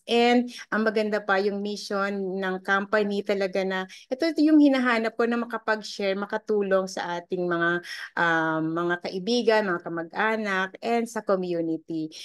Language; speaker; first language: Filipino; native; Filipino